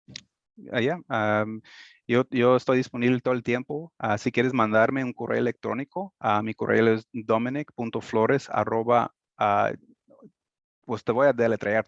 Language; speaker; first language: Spanish; early bilingual, heritage; Spanish